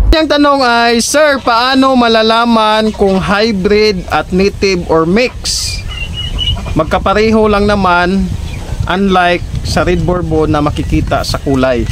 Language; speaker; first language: Filipino; non-native, local second language; Cebuano